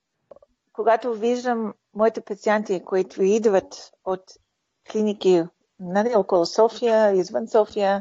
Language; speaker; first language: Bulgarian; early bilingual, heritage; Bulgarian